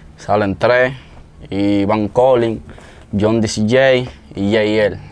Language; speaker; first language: Spanish; native; Spanish